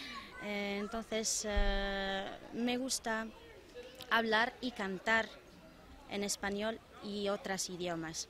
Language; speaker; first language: Spanish; non-native, fluent; Arabic